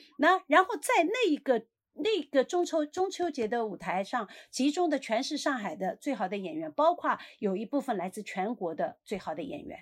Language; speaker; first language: Chinese; native; Chinese